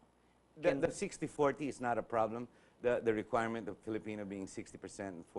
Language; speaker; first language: English; non-native, local second language; Filipino